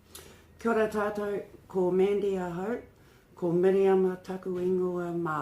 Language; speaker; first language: Māori; non-native, learner; English